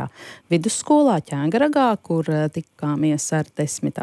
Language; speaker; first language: Latvian; native; Latvian